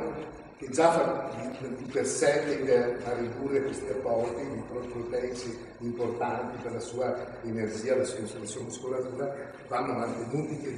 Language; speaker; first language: Italian; native; Italian